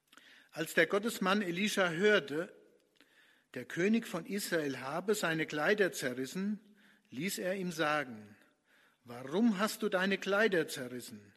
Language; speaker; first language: German; native; German